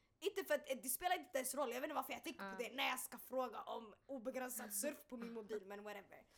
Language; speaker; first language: Swedish; early bilingual, other home language; Tigrinya